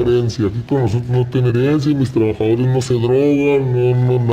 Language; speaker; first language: Spanish; native; Spanish